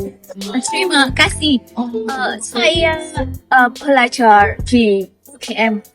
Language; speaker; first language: Indonesian; non-native, learner; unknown